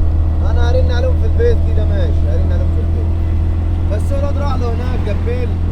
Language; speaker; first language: Arabic; native; Arabic